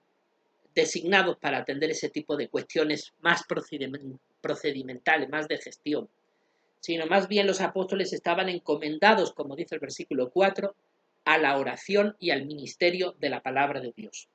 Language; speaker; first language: Spanish; native; Spanish